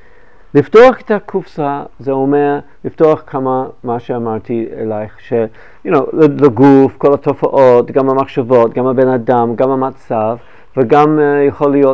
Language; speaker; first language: Hebrew; non-native, fluent; English